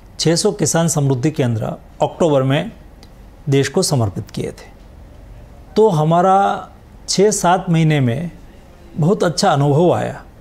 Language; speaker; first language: Hindi; non-native, local second language; Gujarati